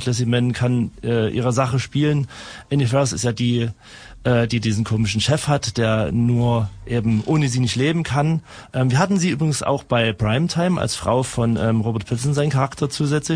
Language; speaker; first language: German; native; German